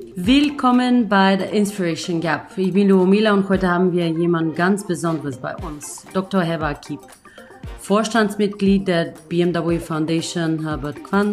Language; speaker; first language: German; non-native, fluent; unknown